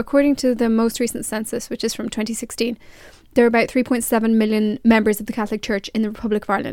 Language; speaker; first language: English; native; English